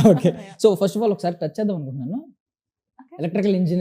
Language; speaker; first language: Telugu; native; Telugu